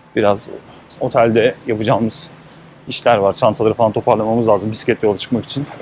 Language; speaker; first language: Turkish; native; Turkish